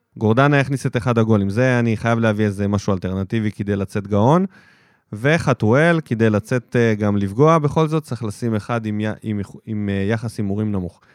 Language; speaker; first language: Hebrew; early bilingual, other home language; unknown